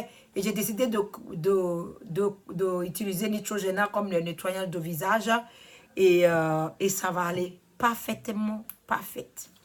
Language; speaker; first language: French; non-native, learner; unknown